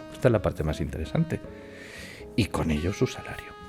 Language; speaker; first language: Spanish; native; Spanish